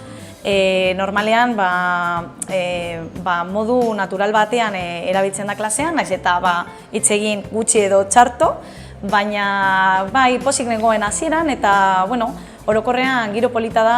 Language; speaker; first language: Basque; non-native, local second language; Spanish